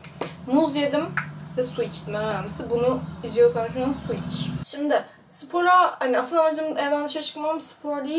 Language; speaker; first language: Turkish; native; Turkish